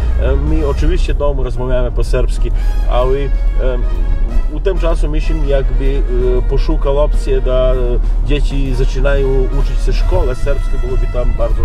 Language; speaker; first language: Polish; non-native, learner; Serbian